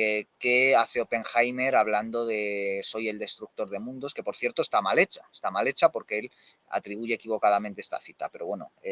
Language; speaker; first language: Spanish; native; Spanish